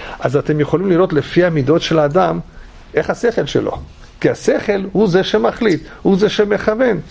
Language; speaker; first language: Hebrew; non-native, fluent; English